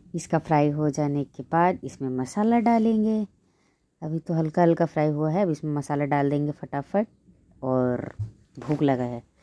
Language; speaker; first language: Hindi; native; Hindi